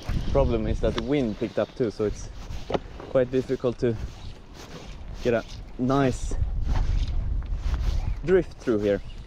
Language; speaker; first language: English; non-native, fluent; Swedish